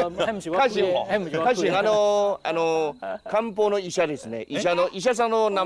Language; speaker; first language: Japanese; non-native, fluent; Chinese